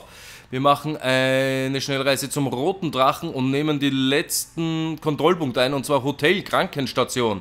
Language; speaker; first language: German; native; German